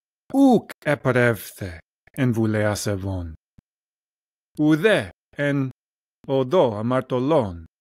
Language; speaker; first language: Greek; non-native, learner; English